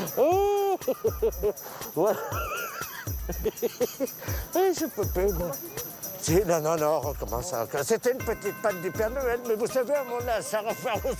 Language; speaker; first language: French; native; French